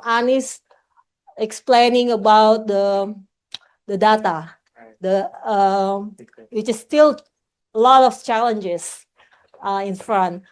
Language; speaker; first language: English; non-native, local second language; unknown